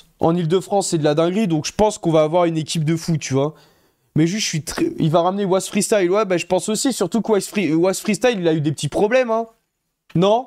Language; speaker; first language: French; native; French